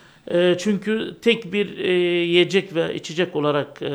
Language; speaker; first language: Turkish; non-native, learner; Arabic